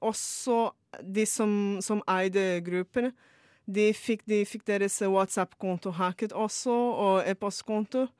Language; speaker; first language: Norwegian; non-native, fluent; Portuguese